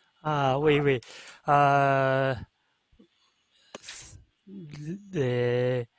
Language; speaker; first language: French; non-native, learner; Russian